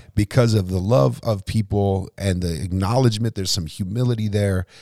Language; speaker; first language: English; native; English